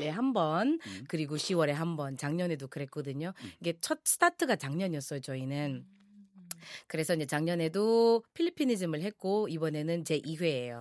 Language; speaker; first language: Korean; non-native, fluent; Filipino